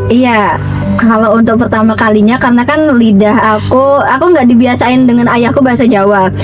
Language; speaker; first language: Indonesian; native; Indonesian